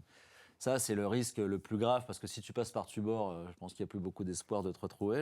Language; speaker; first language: French; native; French